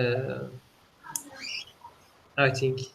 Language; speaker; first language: English; non-native, learner; Turkish